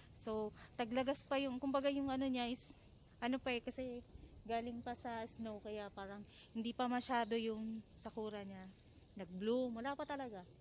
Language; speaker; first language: Filipino; non-native, local second language; Cebuano